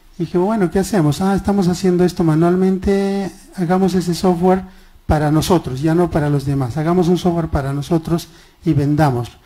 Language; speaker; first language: Spanish; non-native, local second language; Quechua